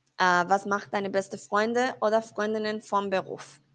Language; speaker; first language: German; non-native, fluent; Spanish